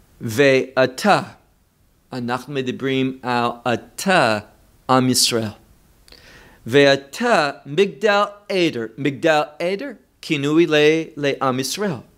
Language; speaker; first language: Hebrew; non-native, fluent; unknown